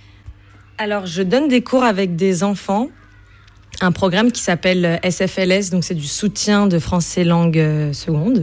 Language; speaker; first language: French; native; French